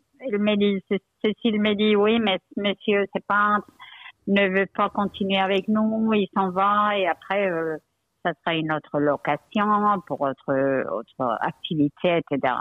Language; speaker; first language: French; non-native, fluent; Spanish